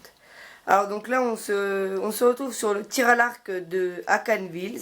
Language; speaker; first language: French; native; French